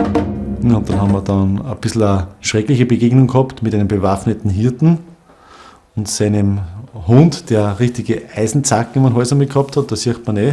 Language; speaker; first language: German; native; German